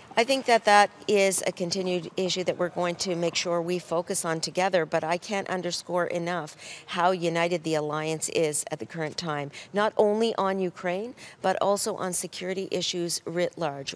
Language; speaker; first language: English; native; English